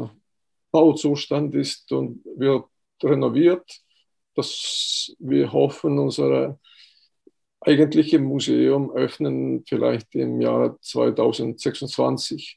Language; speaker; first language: German; non-native, fluent; Estonian